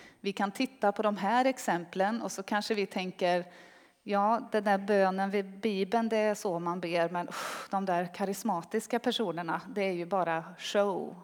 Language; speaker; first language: Swedish; native; Swedish